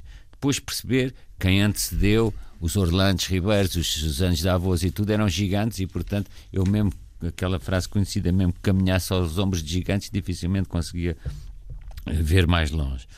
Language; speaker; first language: Portuguese; native; Portuguese